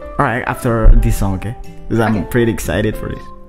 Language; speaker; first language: English; non-native, fluent; Indonesian